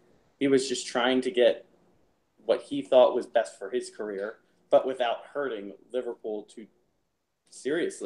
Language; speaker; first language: English; native; English